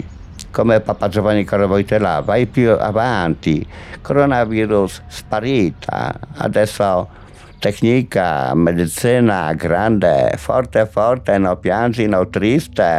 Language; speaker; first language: Italian; non-native, learner; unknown